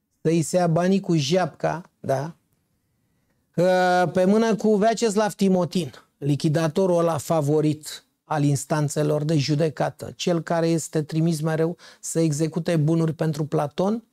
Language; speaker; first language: Romanian; native; Romanian